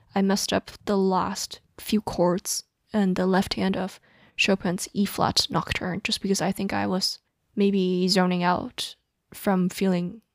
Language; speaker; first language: English; non-native, local second language; Cantonese